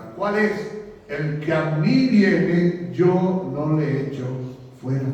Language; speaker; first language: Spanish; native; Spanish